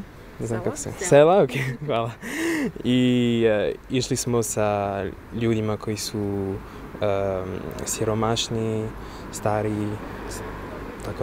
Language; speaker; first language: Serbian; non-native, learner; French